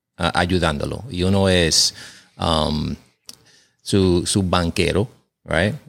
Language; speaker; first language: Spanish; early bilingual, heritage; Spanish